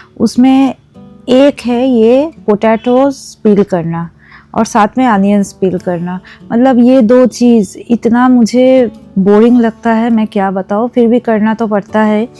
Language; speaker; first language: Hindi; non-native, local second language; Bangla